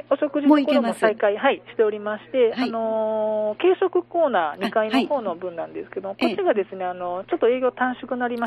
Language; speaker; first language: Japanese; native; Japanese